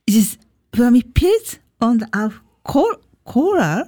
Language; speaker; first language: German; non-native, learner; Japanese